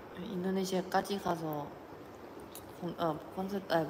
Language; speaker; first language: Korean; non-native, fluent; Thai